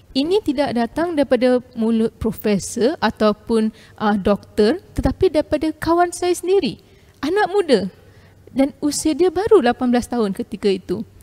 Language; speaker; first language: Malay; non-native, local second language; Tamil